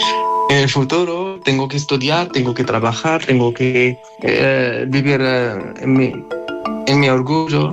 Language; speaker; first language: Spanish; non-native, learner; Arabic